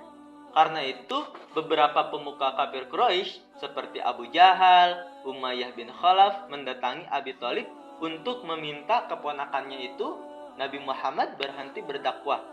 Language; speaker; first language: Indonesian; native; Indonesian